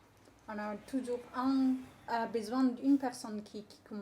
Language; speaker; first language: French; non-native, learner; English